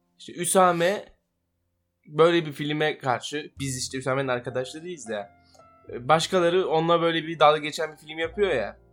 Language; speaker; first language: Turkish; native; Turkish